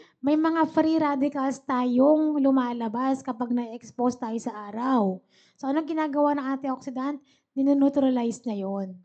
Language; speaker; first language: Filipino; native; Filipino